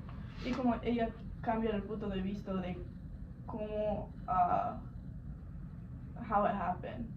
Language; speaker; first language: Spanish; non-native, learner; English